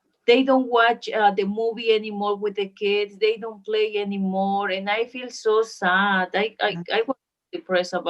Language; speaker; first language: English; non-native, learner; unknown